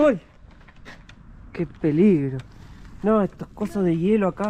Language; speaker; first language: Spanish; native; Spanish